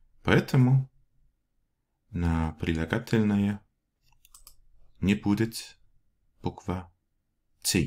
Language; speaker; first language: Russian; non-native, learner; Danish